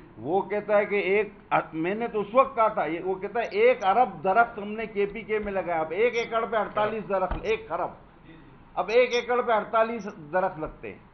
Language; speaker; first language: Urdu; non-native, local second language; Sindhi